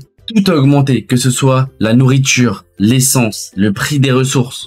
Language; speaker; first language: French; native; French